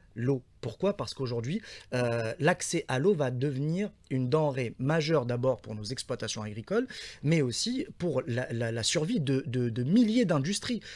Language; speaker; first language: French; non-native, local second language; Arabic